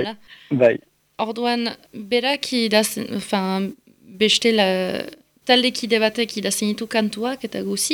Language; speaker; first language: Basque; native; Basque